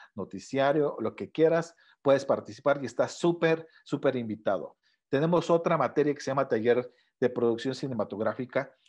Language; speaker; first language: Spanish; native; Spanish